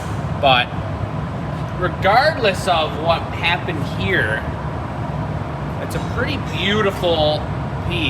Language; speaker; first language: English; native; English